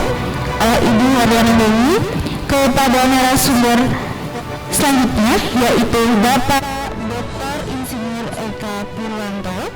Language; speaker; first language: Indonesian; native; Indonesian